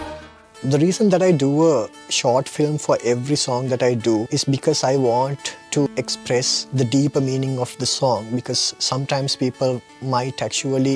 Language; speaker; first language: English; non-native, local second language; Sinhala